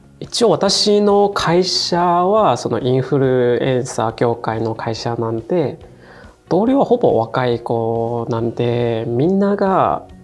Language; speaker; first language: Japanese; non-native, fluent; Chinese